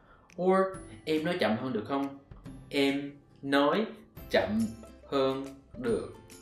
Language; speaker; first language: Vietnamese; non-native, learner; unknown